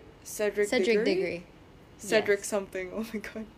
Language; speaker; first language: English; non-native, fluent; Indonesian